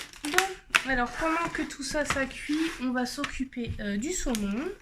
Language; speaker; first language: French; native; French